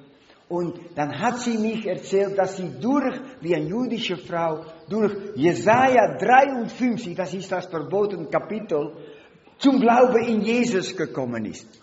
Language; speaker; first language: German; non-native, learner; Dutch